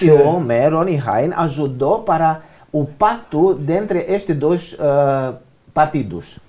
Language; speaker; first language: Portuguese; non-native, learner; Romanian